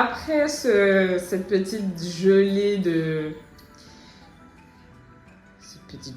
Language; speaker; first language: French; native; French